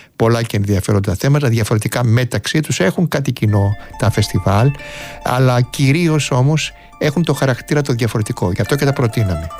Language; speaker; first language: Greek; native; Greek